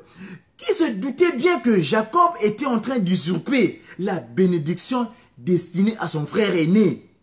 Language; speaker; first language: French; non-native, local second language; Kongo